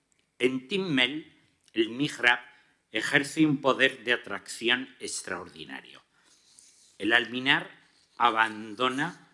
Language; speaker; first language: Spanish; native; Spanish